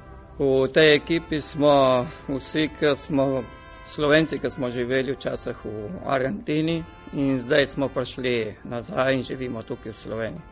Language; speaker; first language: Slovenian; early bilingual, heritage; Slovenian